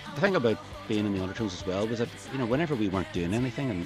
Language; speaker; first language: English; native; English